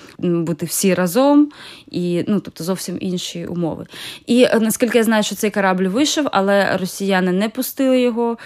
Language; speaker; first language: Ukrainian; native; Ukrainian